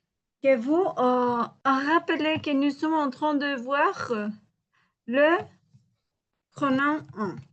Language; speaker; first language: French; non-native, learner; Spanish